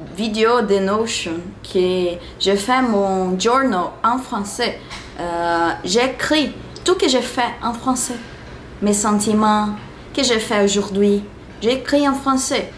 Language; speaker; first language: French; non-native, learner; Portuguese